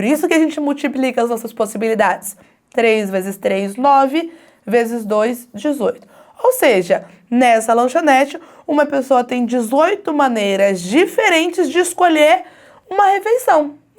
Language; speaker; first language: Portuguese; native; Portuguese